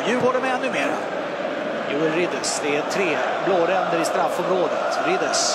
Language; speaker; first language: Swedish; native; Swedish